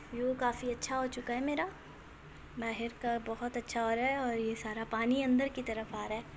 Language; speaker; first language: Urdu; native; Urdu